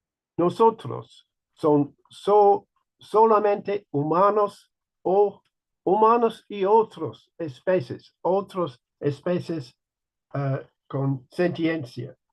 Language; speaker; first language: Spanish; non-native, learner; English